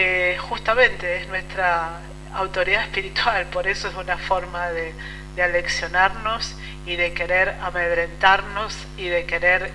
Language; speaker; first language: Spanish; native; Spanish